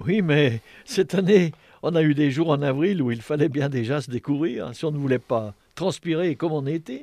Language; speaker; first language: French; native; French